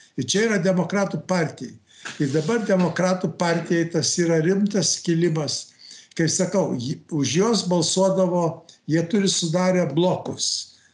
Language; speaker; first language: Lithuanian; early bilingual, heritage; Lithuanian